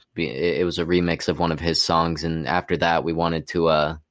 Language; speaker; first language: English; native; English